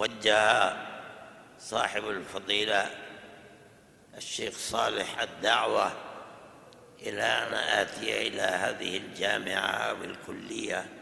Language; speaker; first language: Arabic; non-native, fluent; Urdu